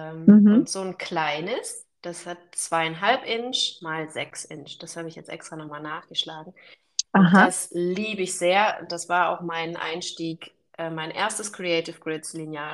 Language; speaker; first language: German; native; German